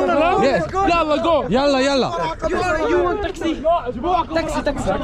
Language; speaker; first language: English; non-native, learner; Arabic